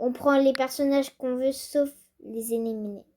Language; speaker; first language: French; native; French